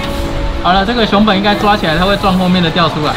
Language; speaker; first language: Chinese; native; Chinese